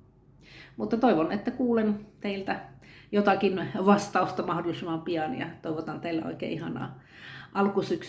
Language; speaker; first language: Finnish; native; Finnish